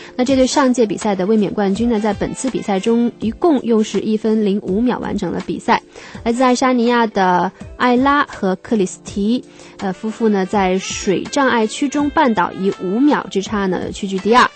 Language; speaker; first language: Chinese; native; Chinese